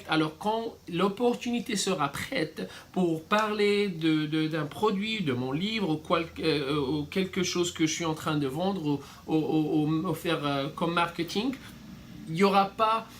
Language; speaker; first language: French; non-native, fluent; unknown